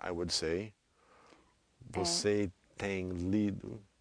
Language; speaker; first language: Portuguese; non-native, fluent; English